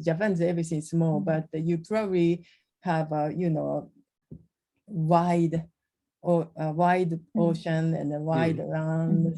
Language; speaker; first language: English; non-native, learner; Japanese